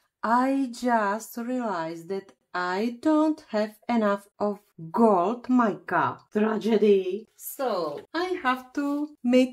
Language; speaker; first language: English; non-native, fluent; Czech